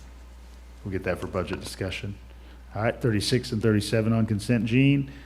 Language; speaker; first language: English; native; English